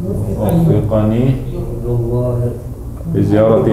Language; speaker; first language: Arabic; non-native, fluent; Indonesian